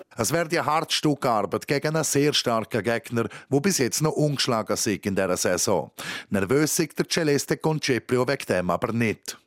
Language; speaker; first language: German; native; German